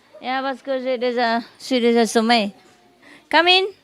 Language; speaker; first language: French; non-native, learner; Vietnamese